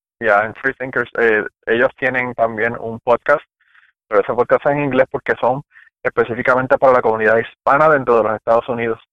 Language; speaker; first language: Spanish; native; Spanish